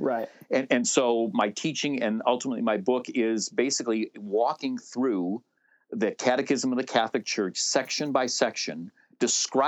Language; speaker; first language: English; native; English